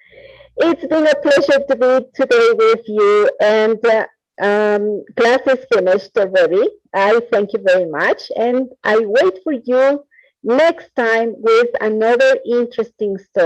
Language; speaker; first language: English; non-native, fluent; Spanish